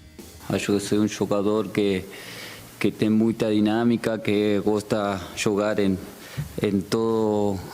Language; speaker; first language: Portuguese; non-native, learner; Spanish